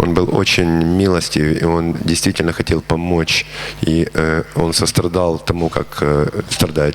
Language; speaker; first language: Russian; native; Russian